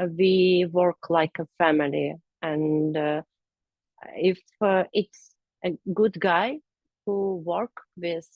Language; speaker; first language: English; non-native, learner; Ukrainian